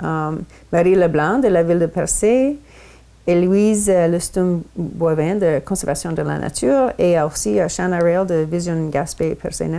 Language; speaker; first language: French; non-native, local second language; English